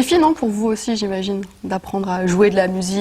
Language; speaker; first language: French; native; French